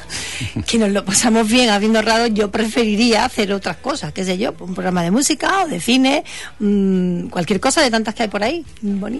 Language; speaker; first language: Spanish; native; Spanish